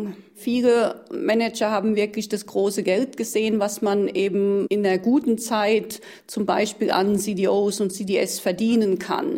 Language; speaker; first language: German; native; German